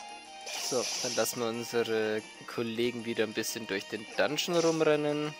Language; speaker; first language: German; native; German